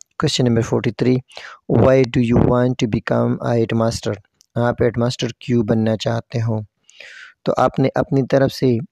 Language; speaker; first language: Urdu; non-native, local second language; Pashto